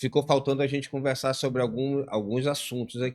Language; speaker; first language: Portuguese; native; Portuguese